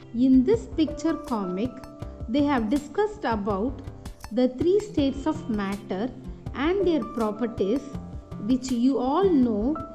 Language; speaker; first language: English; non-native, local second language; Tamil